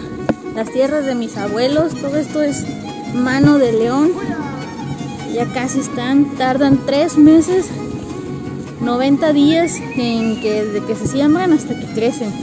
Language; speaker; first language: Spanish; native; Spanish